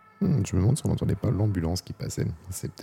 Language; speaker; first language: French; native; French